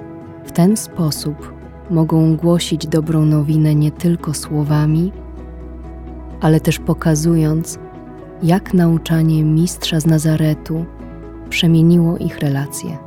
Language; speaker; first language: Polish; native; Polish